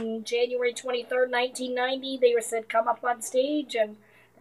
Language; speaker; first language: English; native; English